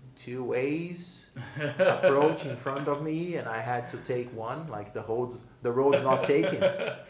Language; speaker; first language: English; non-native, fluent; Portuguese